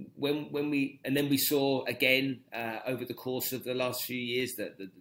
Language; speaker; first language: English; native; English